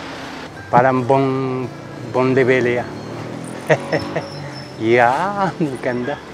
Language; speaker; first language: Filipino; non-native, learner; Japanese